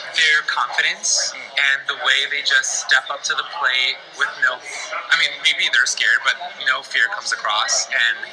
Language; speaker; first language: English; early bilingual, other home language; Polish